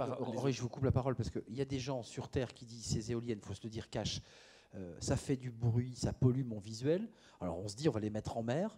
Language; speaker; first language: French; native; French